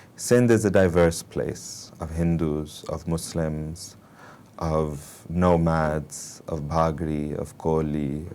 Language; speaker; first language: English; non-native, local second language; Urdu